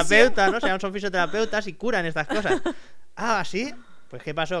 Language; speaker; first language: Spanish; native; Spanish